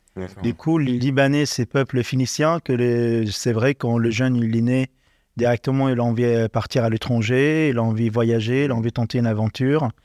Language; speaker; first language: French; non-native, learner; Arabic